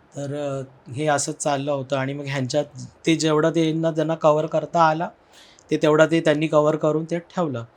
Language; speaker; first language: Marathi; non-native, local second language; Telugu